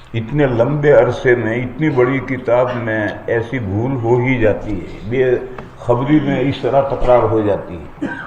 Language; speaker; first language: Urdu; non-native, local second language; Gujarati